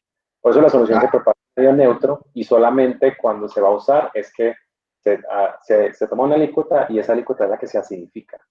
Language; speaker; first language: Spanish; native; Spanish